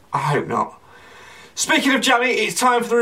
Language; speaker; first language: English; native; English